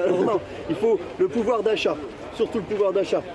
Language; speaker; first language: French; native; French